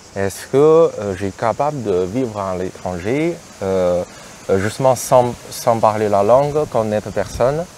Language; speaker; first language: French; non-native, fluent; Chinese